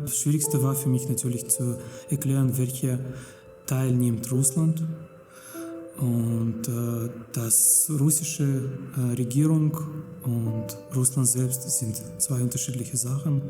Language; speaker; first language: German; non-native, fluent; Russian